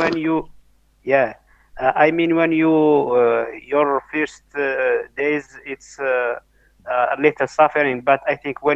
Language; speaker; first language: English; non-native, learner; Arabic